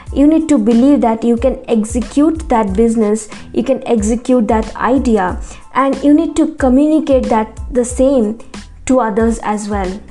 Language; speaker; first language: English; non-native, local second language; Bangla